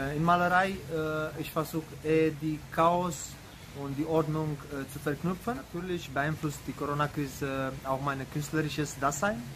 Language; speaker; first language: German; non-native, fluent; Romanian